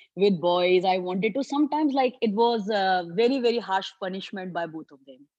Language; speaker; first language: English; non-native, local second language; Hindi